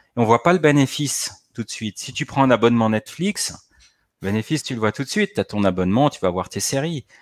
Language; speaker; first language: French; native; French